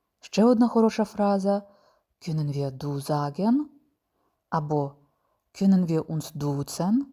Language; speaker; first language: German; non-native, fluent; Ukrainian